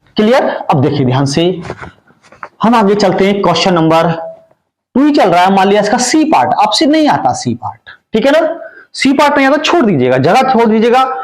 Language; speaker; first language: Hindi; native; Hindi